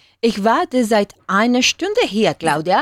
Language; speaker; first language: German; non-native, learner; Spanish